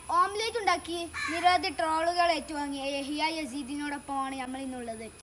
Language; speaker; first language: Malayalam; native; Malayalam